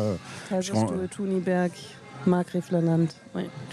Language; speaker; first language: French; non-native, fluent; German